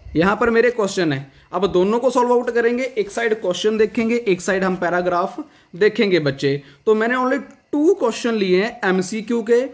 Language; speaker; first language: Hindi; non-native, local second language; Punjabi